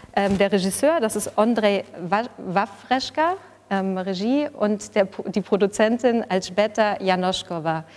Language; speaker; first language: German; native; German